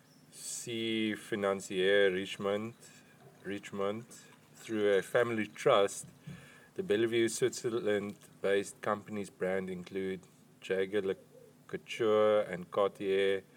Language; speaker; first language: English; non-native, local second language; Afrikaans